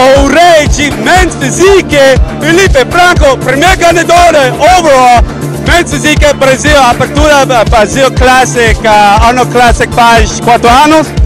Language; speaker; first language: Portuguese; non-native, learner; Spanish